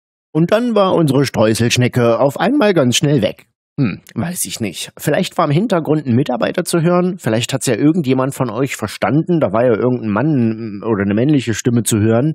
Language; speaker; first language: German; native; German